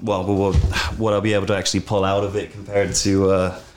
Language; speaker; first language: English; native; English